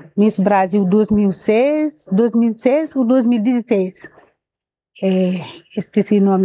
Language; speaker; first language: Portuguese; non-native, learner; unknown